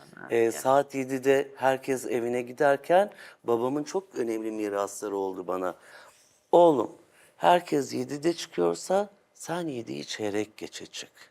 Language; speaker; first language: Turkish; native; Turkish